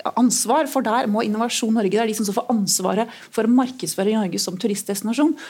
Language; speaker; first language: Norwegian; native; Norwegian